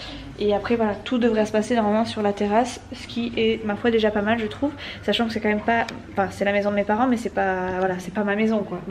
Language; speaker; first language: French; native; French